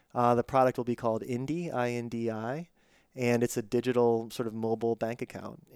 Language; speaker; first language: English; native; English